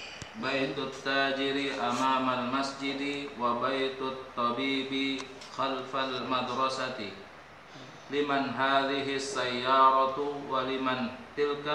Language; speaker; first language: Arabic; non-native, learner; Indonesian